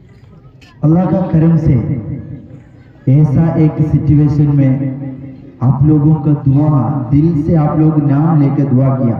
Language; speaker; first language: Hindi; non-native, local second language; Malayalam